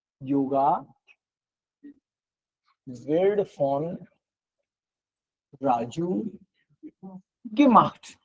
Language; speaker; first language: German; non-native, learner; Hindi